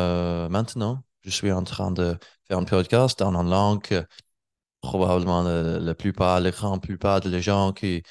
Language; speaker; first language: French; non-native, learner; English